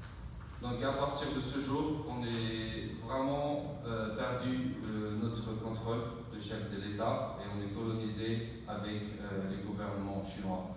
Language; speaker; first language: French; non-native, fluent; Uyghur